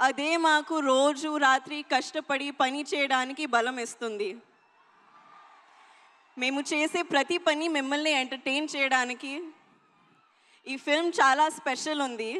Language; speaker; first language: Telugu; non-native, learner; Hindi